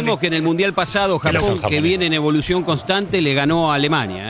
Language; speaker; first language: Spanish; native; Spanish